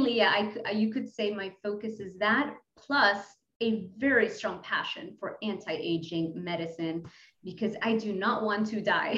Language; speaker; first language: English; non-native, fluent; Arabic